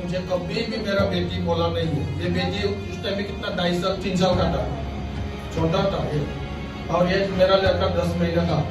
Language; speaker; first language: Hindi; non-native, local second language; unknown